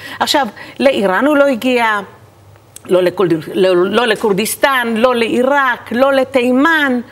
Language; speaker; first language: Hebrew; native; Hebrew